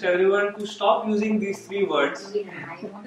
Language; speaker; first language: English; non-native, local second language; Marathi